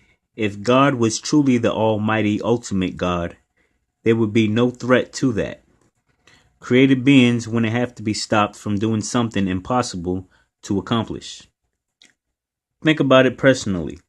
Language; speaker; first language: English; native; English